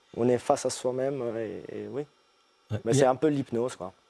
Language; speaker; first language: French; early bilingual, other home language; Italian